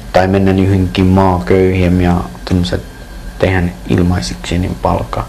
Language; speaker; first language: Finnish; non-native, learner; Persian